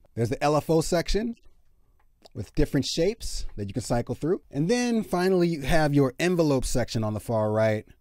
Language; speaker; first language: English; native; English